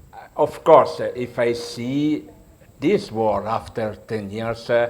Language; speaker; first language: English; non-native, learner; Italian